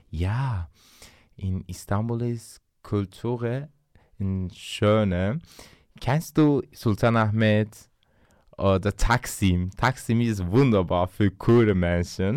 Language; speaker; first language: German; non-native, learner; Turkish